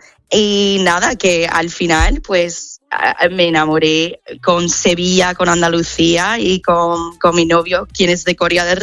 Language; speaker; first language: Spanish; non-native, fluent; English